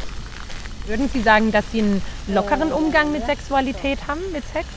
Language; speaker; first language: German; native; German